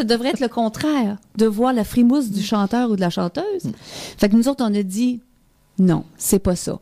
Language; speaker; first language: French; native; French